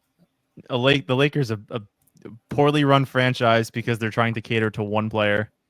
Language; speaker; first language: English; native; English